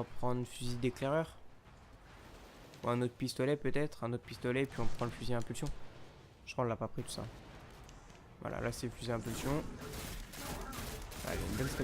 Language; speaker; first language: French; native; French